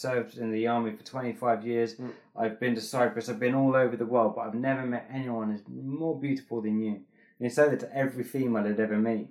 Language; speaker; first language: English; native; English